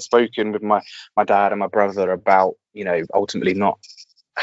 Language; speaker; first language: English; native; English